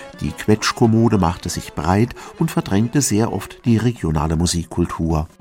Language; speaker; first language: German; native; German